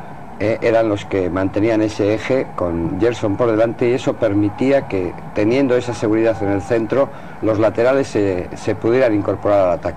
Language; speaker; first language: Spanish; native; Spanish